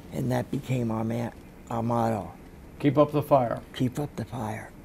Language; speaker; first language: English; native; English